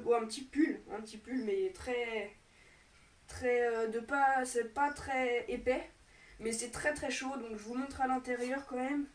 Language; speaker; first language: French; native; French